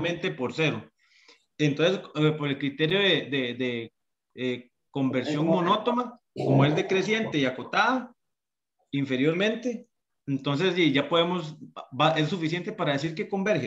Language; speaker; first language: Spanish; native; Spanish